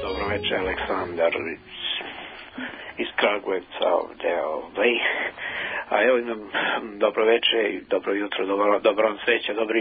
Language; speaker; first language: Serbian; native; Serbian